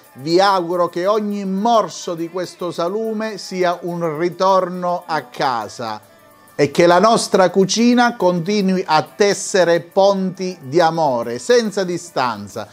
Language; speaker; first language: Italian; native; Italian